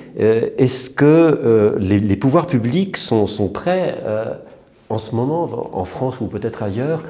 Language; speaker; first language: French; native; French